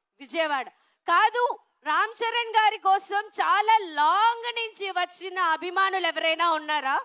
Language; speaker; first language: Telugu; native; Telugu